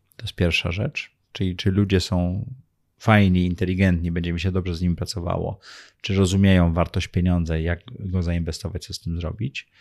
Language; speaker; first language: Polish; early bilingual, heritage; Polish